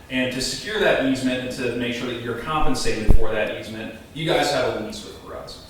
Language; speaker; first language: English; native; English